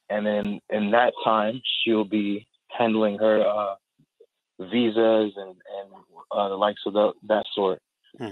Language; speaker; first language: English; native; English